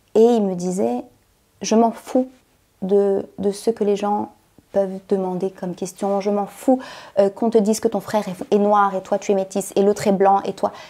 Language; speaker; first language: French; native; French